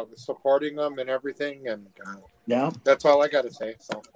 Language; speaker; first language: English; native; English